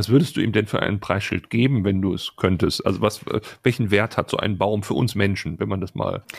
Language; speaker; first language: German; native; German